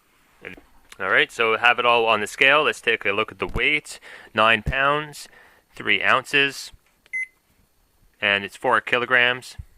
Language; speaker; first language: English; native; English